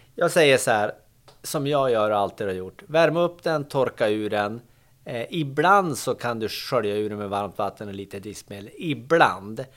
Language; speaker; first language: Swedish; native; Swedish